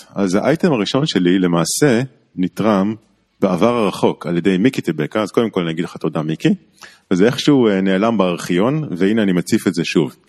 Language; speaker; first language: Hebrew; native; Hebrew